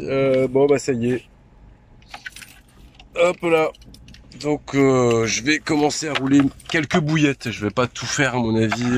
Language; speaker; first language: French; native; French